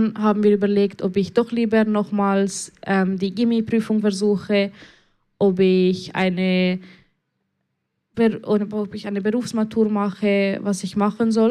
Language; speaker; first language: German; early bilingual, other home language; Spanish